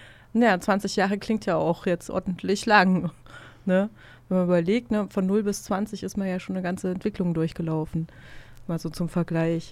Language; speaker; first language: German; native; German